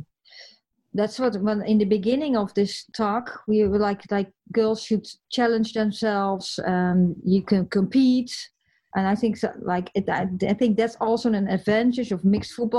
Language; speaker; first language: English; non-native, fluent; Dutch